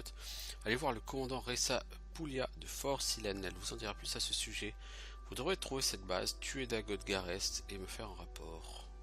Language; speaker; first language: French; native; French